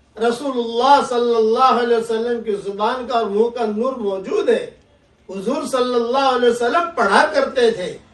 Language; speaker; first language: Urdu; non-native, local second language; Gujarati